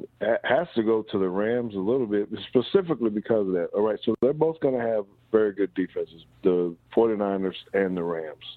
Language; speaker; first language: English; native; English